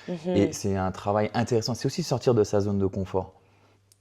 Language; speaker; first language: French; native; French